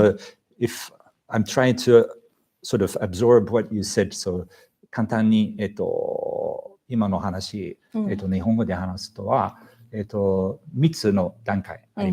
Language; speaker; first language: Japanese; non-native, fluent; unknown